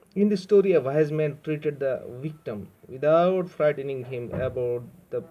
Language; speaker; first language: English; non-native, local second language; Urdu